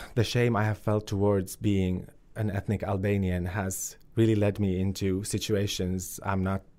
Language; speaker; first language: English; early bilingual, other home language; Finnish